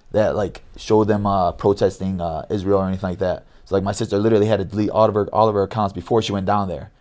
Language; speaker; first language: English; native; English